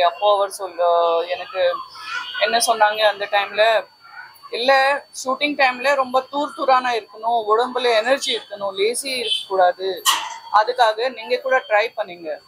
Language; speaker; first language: Tamil; non-native, fluent; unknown